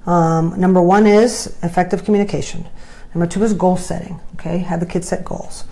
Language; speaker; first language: English; native; English